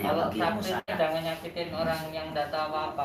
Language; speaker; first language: Indonesian; non-native, local second language; Javanese